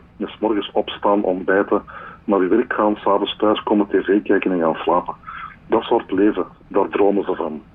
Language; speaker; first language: Dutch; native; Dutch